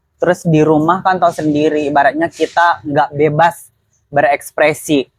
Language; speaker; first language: Indonesian; native; Indonesian